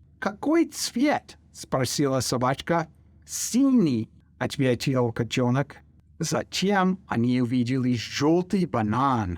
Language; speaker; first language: Russian; non-native, fluent; English